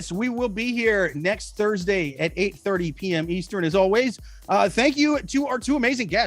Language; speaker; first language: English; native; English